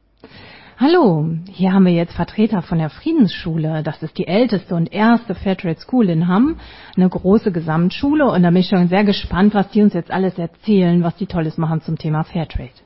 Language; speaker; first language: German; native; German